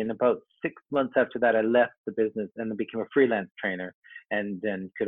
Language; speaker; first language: English; native; English